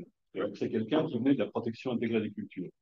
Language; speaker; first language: French; native; French